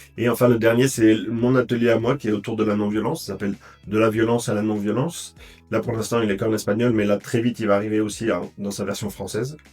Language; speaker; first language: French; native; French